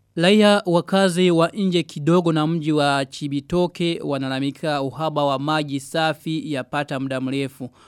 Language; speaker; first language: Swahili; non-native, local second language; Rundi